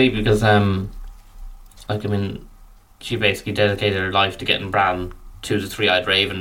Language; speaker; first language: English; native; English